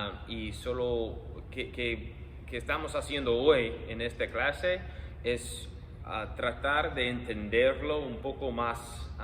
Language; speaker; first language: Spanish; non-native, fluent; English